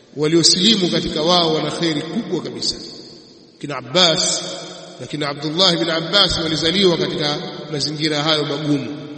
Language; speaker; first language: Swahili; native; Swahili